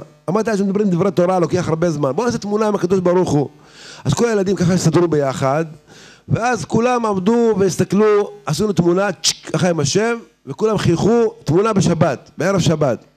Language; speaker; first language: Hebrew; native; Hebrew